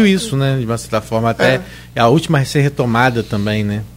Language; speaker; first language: Portuguese; native; Portuguese